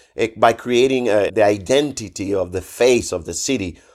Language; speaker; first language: English; non-native, fluent; Spanish